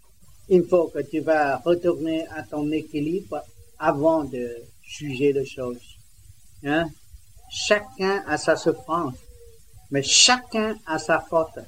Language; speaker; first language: French; non-native, learner; Vietnamese